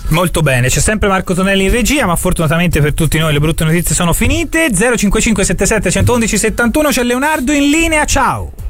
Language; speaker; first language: Italian; native; Italian